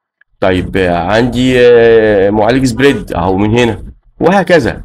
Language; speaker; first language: Arabic; native; Arabic